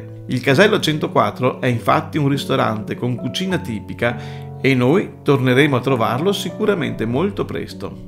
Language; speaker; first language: Italian; native; Italian